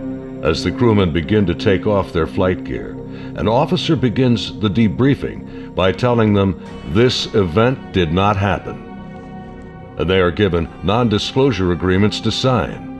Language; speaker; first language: English; native; English